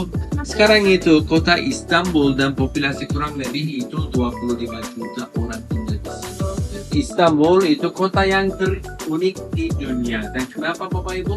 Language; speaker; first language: Indonesian; non-native, learner; Turkish